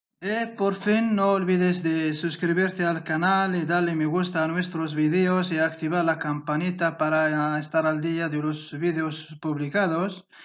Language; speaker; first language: Spanish; non-native, fluent; Arabic